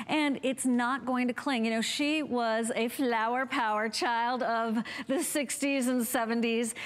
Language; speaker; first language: English; native; English